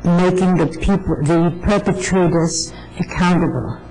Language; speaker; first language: English; non-native, fluent; German